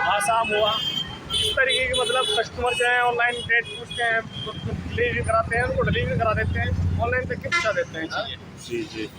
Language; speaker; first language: Hindi; native; Hindi